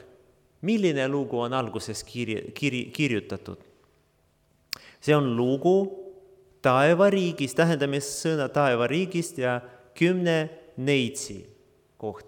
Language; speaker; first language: Estonian; non-native, local second language; Russian